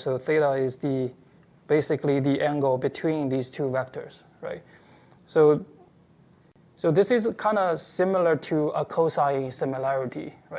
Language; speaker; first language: English; non-native, fluent; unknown